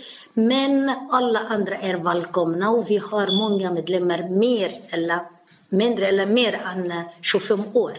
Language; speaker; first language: Swedish; non-native, learner; Arabic